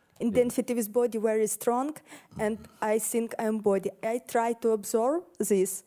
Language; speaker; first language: English; non-native, learner; Russian